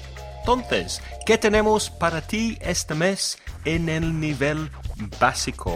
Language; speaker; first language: Spanish; non-native, fluent; English